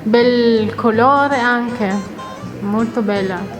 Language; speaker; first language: Italian; non-native, learner; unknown